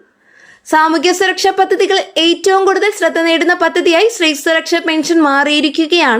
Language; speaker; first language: Malayalam; native; Malayalam